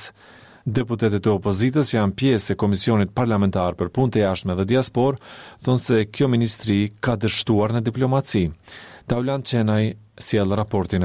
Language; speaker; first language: Albanian; native; Albanian